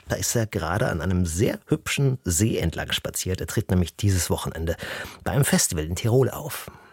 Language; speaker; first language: German; native; German